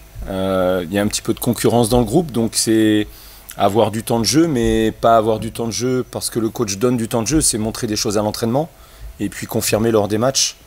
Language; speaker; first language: French; native; French